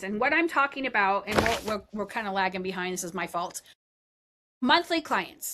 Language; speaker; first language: English; native; English